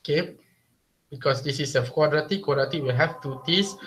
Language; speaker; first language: English; non-native, local second language; Malay